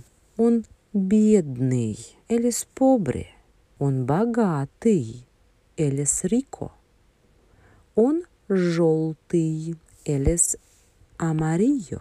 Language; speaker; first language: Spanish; non-native, fluent; Russian